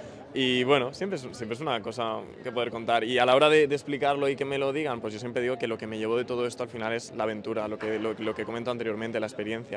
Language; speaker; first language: Spanish; native; Spanish